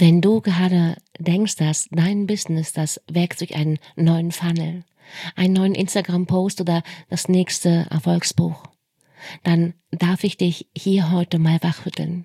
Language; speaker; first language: German; native; German